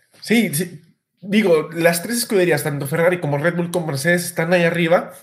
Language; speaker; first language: Spanish; native; Spanish